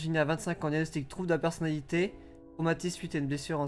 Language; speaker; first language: French; native; French